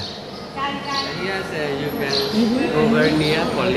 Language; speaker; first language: English; non-native, learner; Burmese